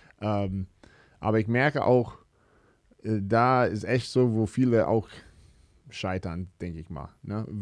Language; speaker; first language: German; non-native, fluent; English